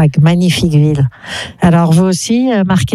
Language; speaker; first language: French; native; French